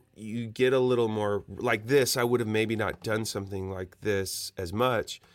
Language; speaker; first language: English; native; English